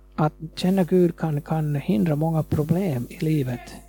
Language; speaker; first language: Swedish; non-native, fluent; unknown